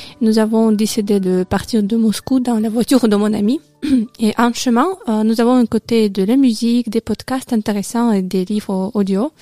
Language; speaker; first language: French; non-native, learner; Russian